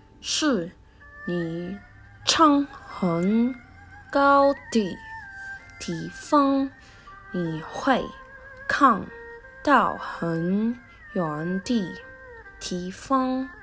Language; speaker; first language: Chinese; non-native, learner; Spanish